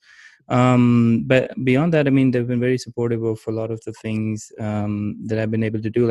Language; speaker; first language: English; non-native, local second language; Urdu